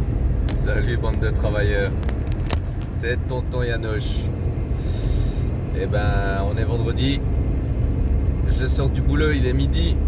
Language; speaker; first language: French; native; French